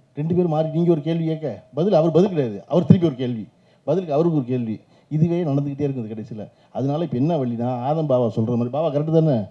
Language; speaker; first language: Tamil; native; Tamil